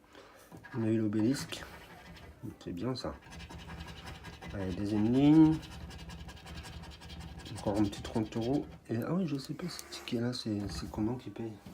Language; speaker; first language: French; native; French